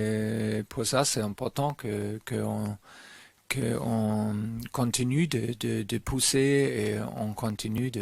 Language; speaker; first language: French; non-native, learner; German